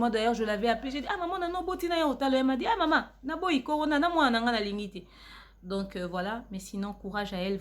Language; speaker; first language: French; non-native, local second language; Lingala